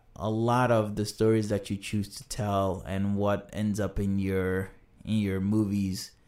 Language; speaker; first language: English; early bilingual, other home language; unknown